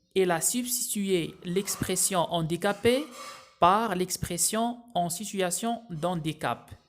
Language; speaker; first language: French; non-native, local second language; Arabic